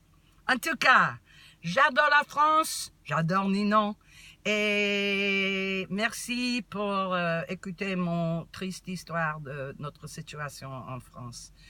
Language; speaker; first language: French; non-native, learner; English